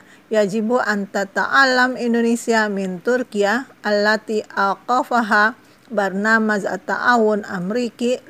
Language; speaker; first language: Arabic; non-native, fluent; Indonesian